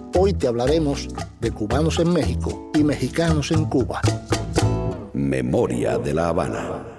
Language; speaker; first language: Spanish; native; Spanish